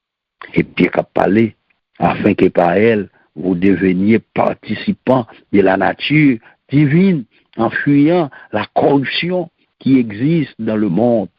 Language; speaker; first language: French; non-native, local second language; Haitian Creole